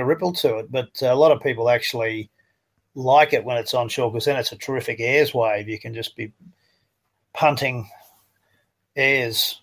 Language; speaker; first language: English; native; English